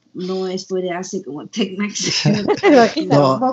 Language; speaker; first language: Spanish; non-native, learner; Thai